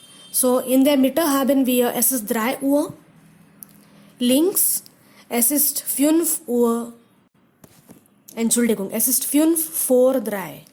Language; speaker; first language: German; non-native, fluent; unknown